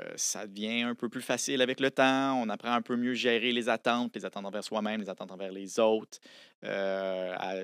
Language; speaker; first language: French; native; French